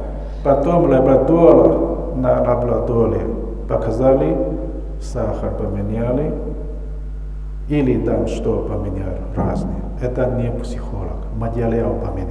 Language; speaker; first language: Russian; non-native, learner; Chinese